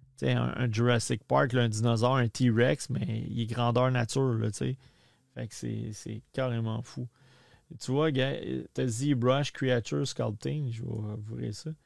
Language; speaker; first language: French; native; French